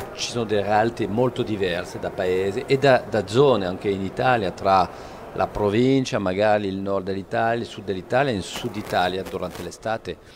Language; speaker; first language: Italian; non-native, fluent; French